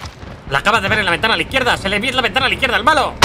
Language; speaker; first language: Spanish; native; Spanish